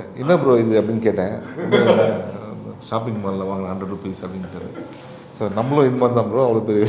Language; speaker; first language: Tamil; native; Tamil